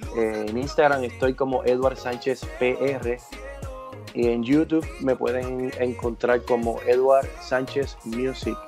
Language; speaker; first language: Spanish; native; Spanish